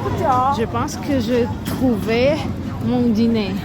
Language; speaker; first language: French; non-native, learner; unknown